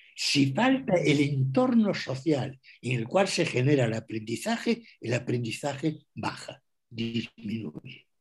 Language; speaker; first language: Spanish; non-native, local second language; Galician